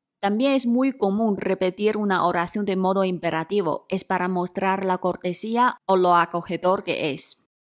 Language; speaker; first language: Spanish; non-native, fluent; Chinese